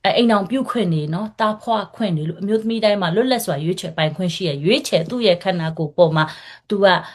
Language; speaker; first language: Burmese; non-native, local second language; Rohingya